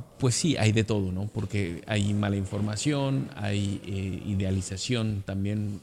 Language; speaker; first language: Spanish; native; Spanish